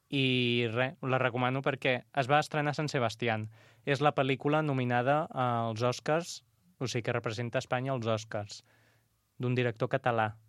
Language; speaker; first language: Catalan; non-native, local second language; Spanish